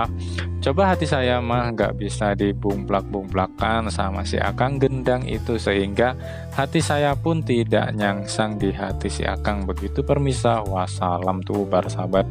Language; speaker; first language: Indonesian; native; Indonesian